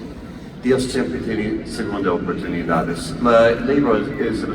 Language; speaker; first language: Spanish; non-native, learner; English